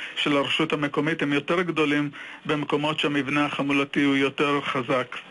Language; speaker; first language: Hebrew; native; Hebrew